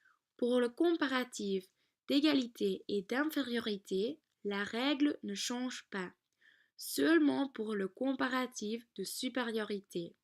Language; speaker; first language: French; non-native, learner; Dutch